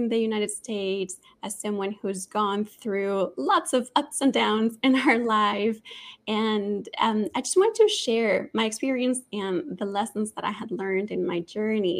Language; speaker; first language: English; non-native, fluent; Spanish